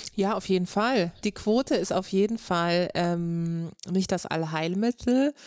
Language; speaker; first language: German; native; German